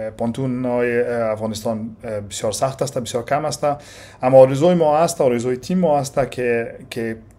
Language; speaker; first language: Persian; native; Persian